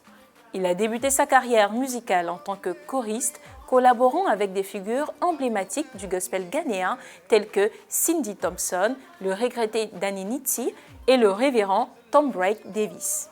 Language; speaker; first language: French; native; French